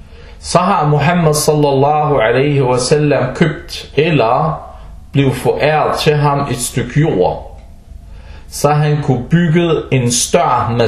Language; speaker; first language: Danish; non-native, fluent; Arabic